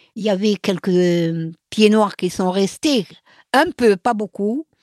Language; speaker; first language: French; non-native, local second language; Arabic